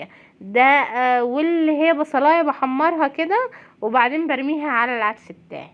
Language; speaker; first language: Arabic; native; Arabic